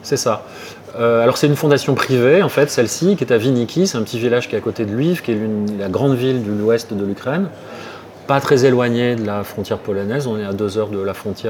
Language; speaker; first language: French; native; French